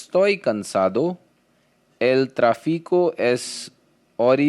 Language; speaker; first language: Spanish; non-native, learner; Hindi